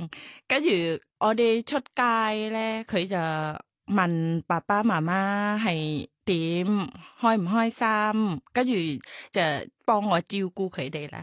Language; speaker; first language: Cantonese; non-native, learner; Thai